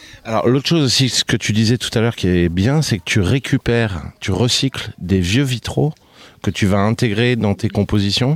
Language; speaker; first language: French; native; French